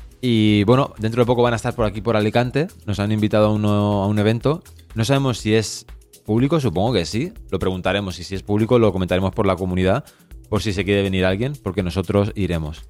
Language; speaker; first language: Spanish; native; Spanish